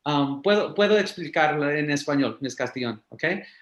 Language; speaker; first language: Spanish; early bilingual, heritage; English